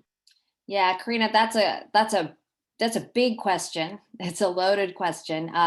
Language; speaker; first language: English; native; English